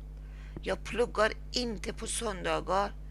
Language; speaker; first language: Swedish; non-native, learner; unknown